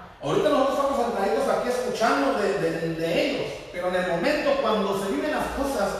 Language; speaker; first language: Spanish; native; Spanish